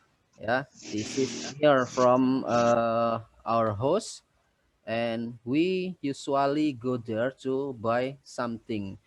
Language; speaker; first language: English; non-native, fluent; Indonesian